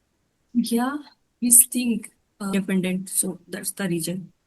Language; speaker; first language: English; non-native, learner; Hindi